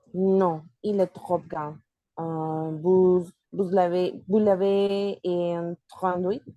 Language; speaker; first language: French; non-native, learner; Spanish